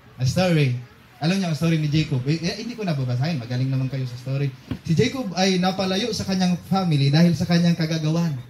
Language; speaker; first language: Filipino; non-native, local second language; Cebuano